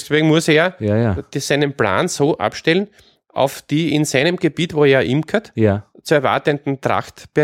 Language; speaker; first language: German; native; German